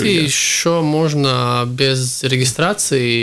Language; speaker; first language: Russian; non-native, local second language; Latvian